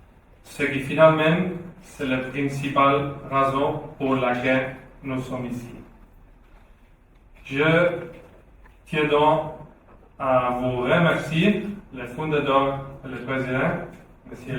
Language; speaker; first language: French; non-native, learner; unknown